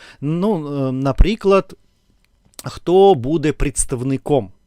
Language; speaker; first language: Ukrainian; non-native, fluent; Russian